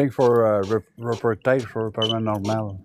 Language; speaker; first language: English; non-native, local second language; French